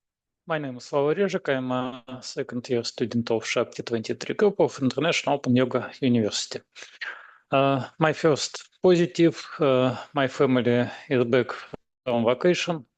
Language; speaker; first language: English; non-native, learner; Russian